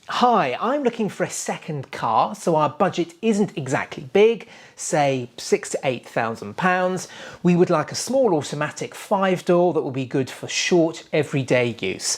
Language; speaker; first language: English; native; English